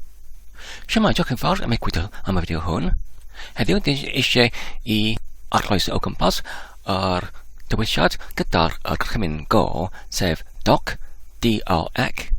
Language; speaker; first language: Welsh; non-native, learner; English